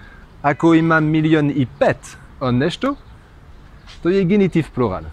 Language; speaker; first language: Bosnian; non-native, learner; French